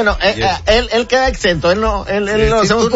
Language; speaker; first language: Spanish; native; Spanish